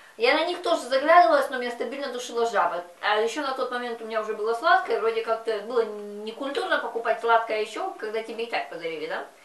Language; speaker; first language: Russian; native; Russian